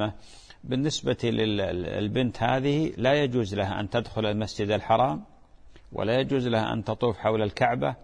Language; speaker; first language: Arabic; native; Arabic